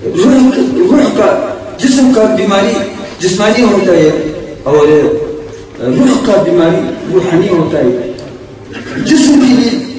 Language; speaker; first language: Urdu; non-native, local second language; Pashto